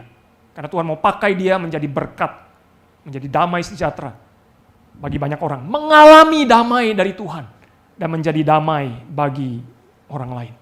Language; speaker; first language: Indonesian; native; Indonesian